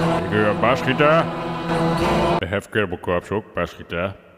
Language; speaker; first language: English; non-native, learner; Dutch